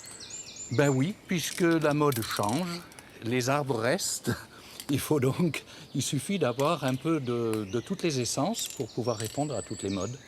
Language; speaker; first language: French; native; French